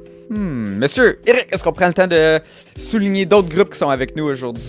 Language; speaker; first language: French; native; French